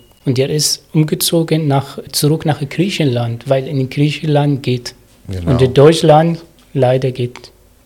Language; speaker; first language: German; non-native, learner; Arabic